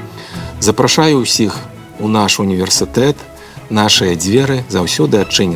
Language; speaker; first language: Belarusian; native; Belarusian